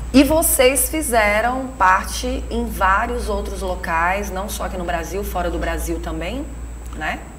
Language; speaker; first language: Portuguese; native; Portuguese